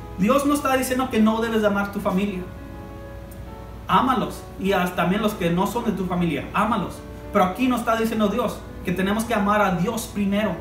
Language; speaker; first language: Spanish; early bilingual, heritage; Spanish